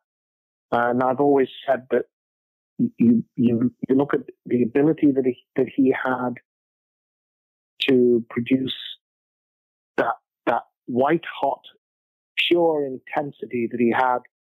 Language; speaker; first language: English; native; English